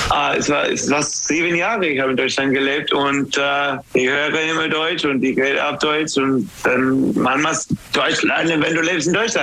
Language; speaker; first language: German; non-native, learner; English